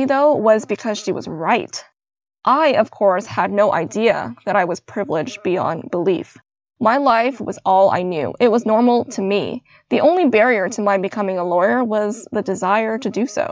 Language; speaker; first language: English; native; English